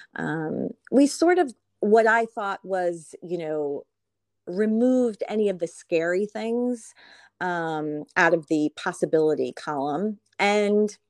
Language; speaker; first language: English; native; English